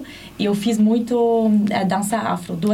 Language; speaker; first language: Portuguese; non-native, fluent; German